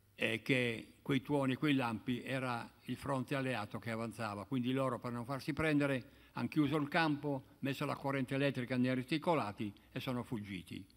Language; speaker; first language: Italian; native; Italian